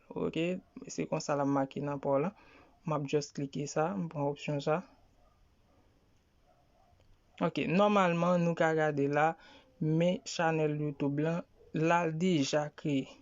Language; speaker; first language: French; non-native, learner; Haitian Creole